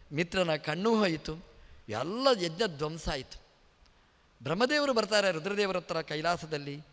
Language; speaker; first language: Kannada; native; Kannada